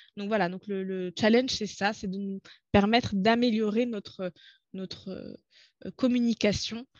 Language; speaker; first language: French; non-native, local second language; Arabic